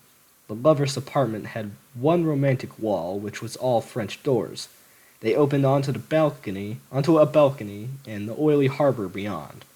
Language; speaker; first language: English; native; English